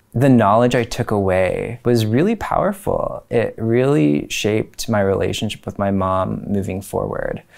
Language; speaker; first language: English; native; English